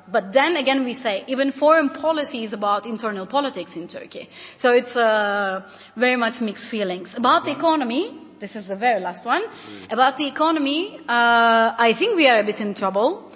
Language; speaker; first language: English; non-native, fluent; Turkish